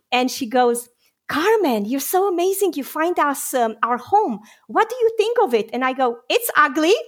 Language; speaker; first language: English; non-native, fluent; Romanian